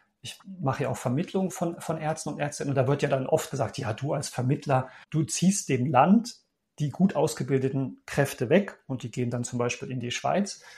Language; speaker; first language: German; native; German